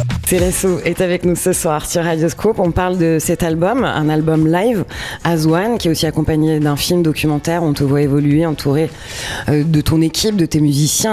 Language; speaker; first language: French; native; French